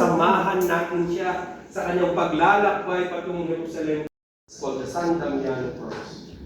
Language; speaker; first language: Filipino; non-native, local second language; Iloko